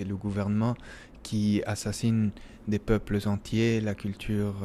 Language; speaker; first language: French; non-native, fluent; Spanish